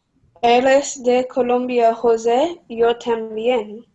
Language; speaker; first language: Spanish; non-native, learner; English